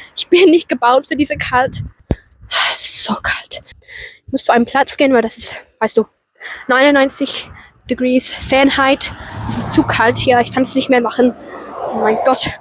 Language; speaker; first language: German; non-native, learner; English